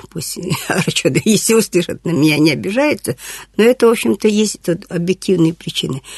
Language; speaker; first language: Russian; non-native, local second language; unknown